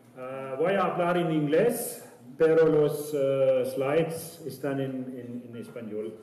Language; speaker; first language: Spanish; non-native, learner; German